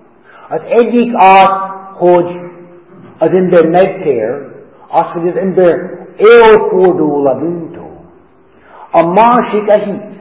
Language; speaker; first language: Hungarian; non-native, learner; English